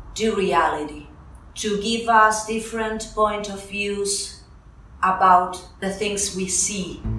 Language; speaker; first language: English; non-native, fluent; Spanish